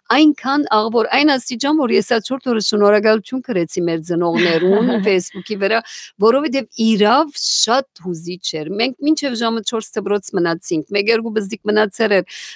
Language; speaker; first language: Armenian; native; Armenian